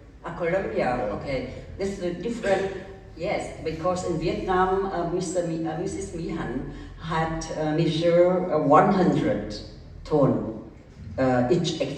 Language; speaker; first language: English; early bilingual, other home language; German